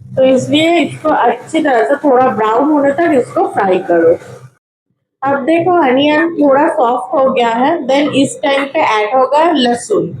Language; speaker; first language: Hindi; non-native, local second language; Bangla